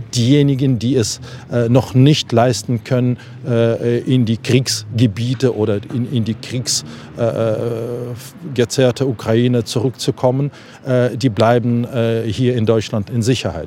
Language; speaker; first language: German; non-native, fluent; Ukrainian